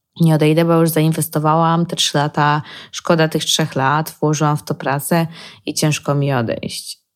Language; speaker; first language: Polish; early bilingual, heritage; Polish